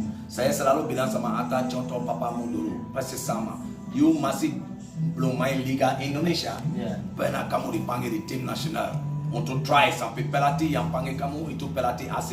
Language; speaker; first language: Indonesian; non-native, fluent; English